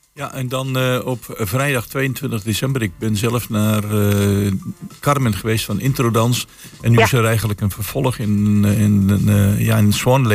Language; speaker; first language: Dutch; native; Dutch